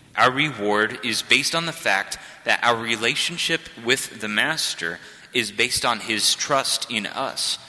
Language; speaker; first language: English; native; English